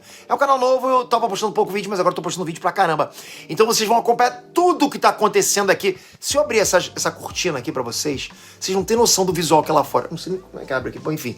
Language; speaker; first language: Portuguese; native; Portuguese